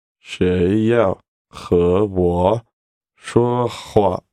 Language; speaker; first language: Chinese; non-native, learner; English